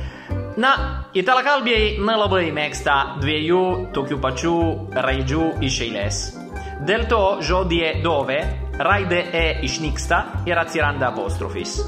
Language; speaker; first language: Lithuanian; non-native, fluent; Italian